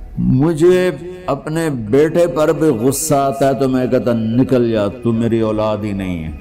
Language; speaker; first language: Urdu; non-native, local second language; Punjabi